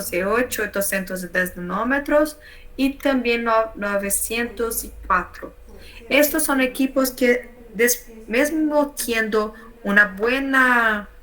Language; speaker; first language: Spanish; non-native, learner; Portuguese